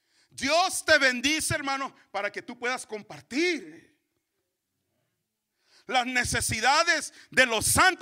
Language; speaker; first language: Spanish; early bilingual, heritage; Spanish